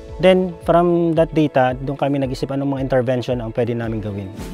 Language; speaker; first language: Filipino; non-native, local second language; Bikol